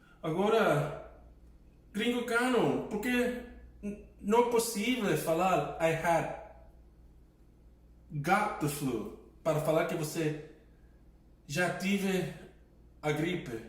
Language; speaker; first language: Portuguese; non-native, fluent; English